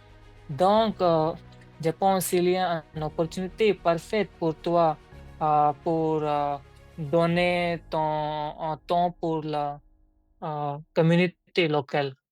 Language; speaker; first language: French; non-native, learner; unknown